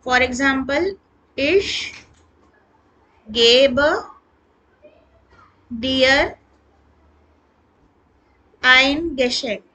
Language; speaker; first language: German; non-native, learner; Hindi